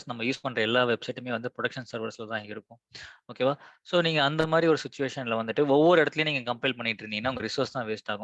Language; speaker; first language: Tamil; native; Tamil